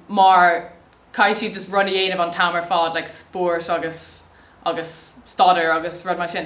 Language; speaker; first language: Irish; non-native, local second language; English